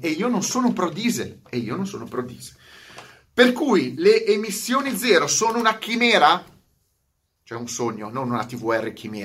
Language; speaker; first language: Italian; native; Italian